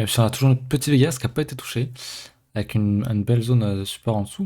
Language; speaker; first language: French; native; French